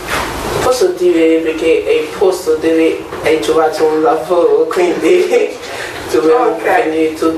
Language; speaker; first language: Italian; non-native, learner; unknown